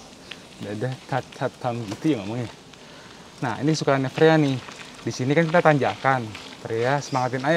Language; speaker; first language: Indonesian; native; Indonesian